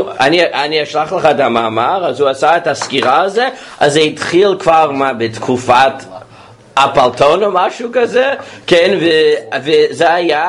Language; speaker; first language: Hebrew; non-native, fluent; English